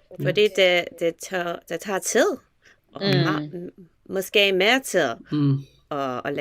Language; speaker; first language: Danish; non-native, learner; English